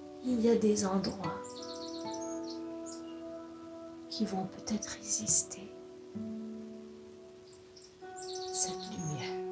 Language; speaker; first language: French; non-native, fluent; English